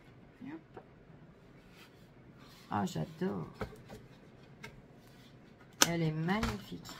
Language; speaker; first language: French; native; French